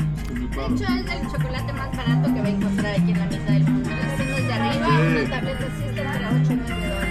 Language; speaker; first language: Spanish; native; Spanish